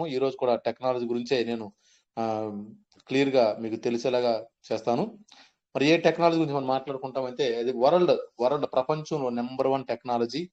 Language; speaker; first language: Telugu; native; Telugu